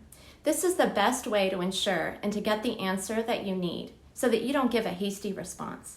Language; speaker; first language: English; native; English